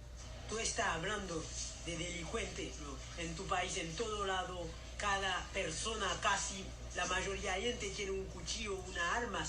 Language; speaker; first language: Spanish; non-native, learner; Haitian Creole